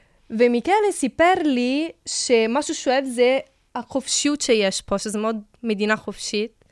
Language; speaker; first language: Hebrew; non-native, fluent; Italian